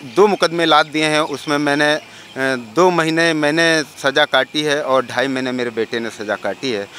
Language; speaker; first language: Hindi; native; Hindi